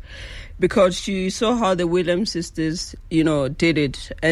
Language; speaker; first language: English; non-native, local second language; Northern Sotho